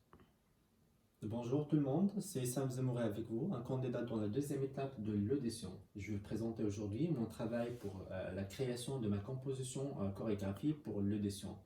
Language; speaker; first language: French; non-native, learner; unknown